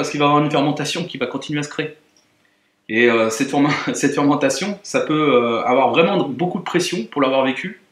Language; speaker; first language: French; native; French